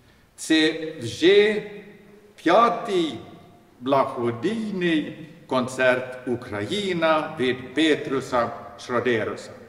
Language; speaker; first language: Ukrainian; non-native, learner; Swedish